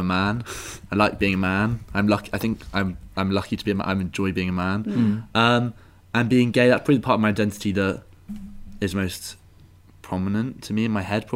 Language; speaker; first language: English; native; English